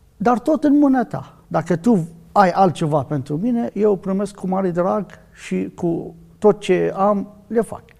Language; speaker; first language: Romanian; non-native, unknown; Arabic